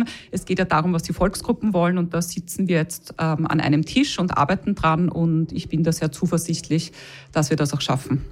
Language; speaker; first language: German; native; German